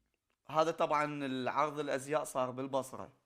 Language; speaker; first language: Arabic; native; Arabic